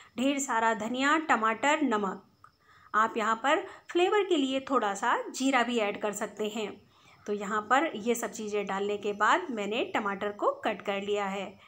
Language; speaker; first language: Hindi; native; Hindi